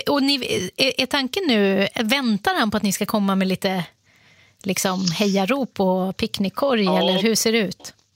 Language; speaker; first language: Swedish; native; Swedish